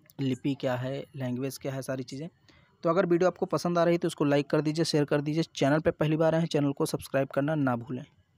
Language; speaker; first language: Hindi; native; Hindi